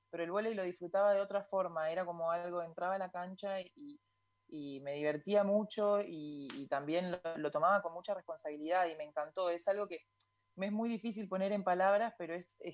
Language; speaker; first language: Spanish; native; Spanish